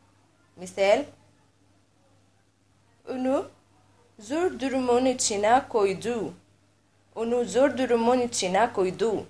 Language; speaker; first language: Turkish; non-native, fluent; Arabic